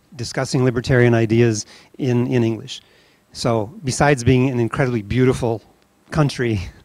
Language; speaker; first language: English; native; English